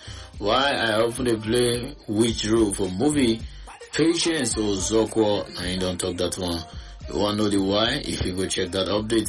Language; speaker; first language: Nigerian Pidgin; non-native, local second language; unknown